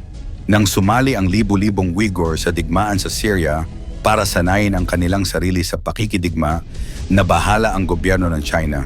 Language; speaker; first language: Filipino; native; Filipino